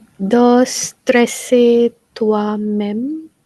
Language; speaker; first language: French; non-native, learner; Hindi